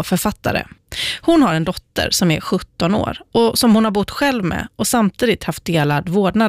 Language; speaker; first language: Swedish; native; Swedish